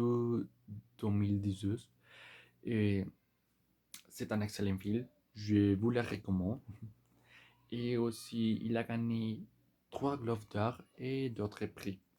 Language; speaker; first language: French; non-native, learner; Spanish